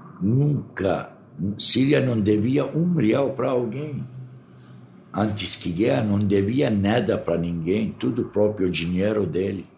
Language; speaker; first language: Portuguese; non-native, fluent; Arabic